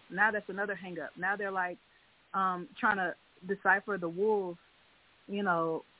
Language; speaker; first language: English; native; English